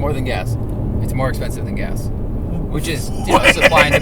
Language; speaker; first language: English; native; English